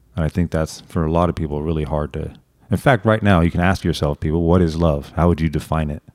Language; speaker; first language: English; native; English